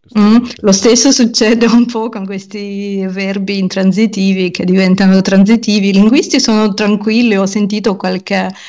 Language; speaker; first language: Italian; non-native, fluent; Ukrainian